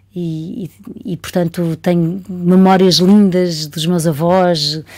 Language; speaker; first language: Portuguese; native; Portuguese